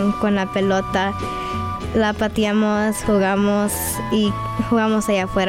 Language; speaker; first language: Spanish; early bilingual, other home language; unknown